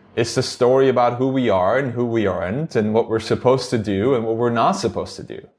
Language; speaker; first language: English; non-native, fluent; Turkish